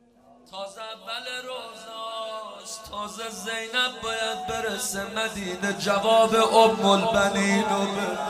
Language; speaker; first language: Persian; native; Persian